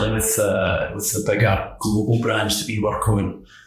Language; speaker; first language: English; native; English